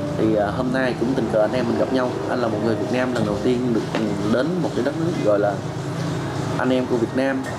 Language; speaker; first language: Vietnamese; native; Vietnamese